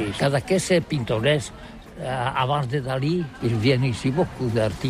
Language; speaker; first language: French; non-native, learner; Catalan